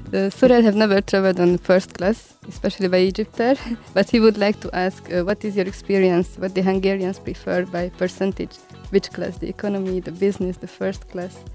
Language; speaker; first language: English; non-native, fluent; Hungarian